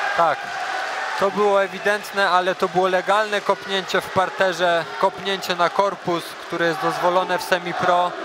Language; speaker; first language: Polish; native; Polish